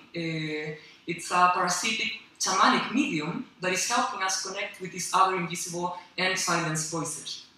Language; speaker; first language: English; non-native, fluent; Spanish